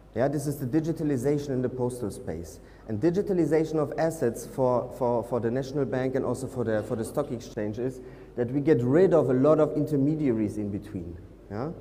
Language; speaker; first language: English; non-native, fluent; German